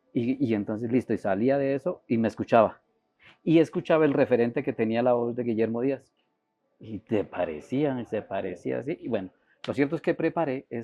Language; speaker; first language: Spanish; native; Spanish